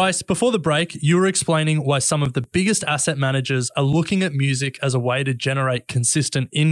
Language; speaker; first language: English; native; English